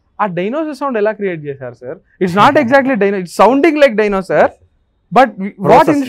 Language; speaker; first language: Telugu; native; Telugu